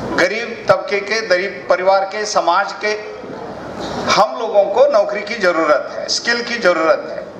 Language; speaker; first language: Hindi; non-native, local second language; Kannada